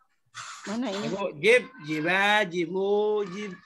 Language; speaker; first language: Arabic; non-native, fluent; Indonesian